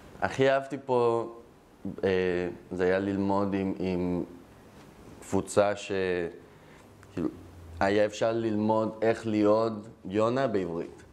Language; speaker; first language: Hebrew; non-native, fluent; Spanish